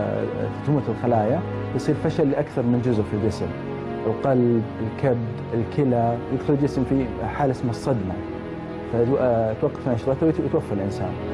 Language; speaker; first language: Arabic; native; Arabic